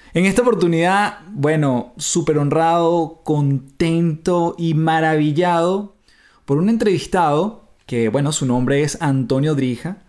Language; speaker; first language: Spanish; native; Spanish